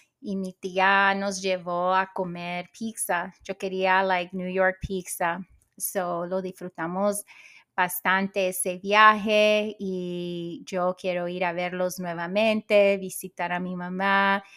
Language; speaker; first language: Spanish; early bilingual, heritage; Spanish